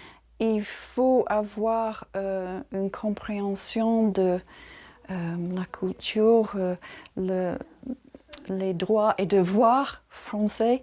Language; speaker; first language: French; non-native, fluent; English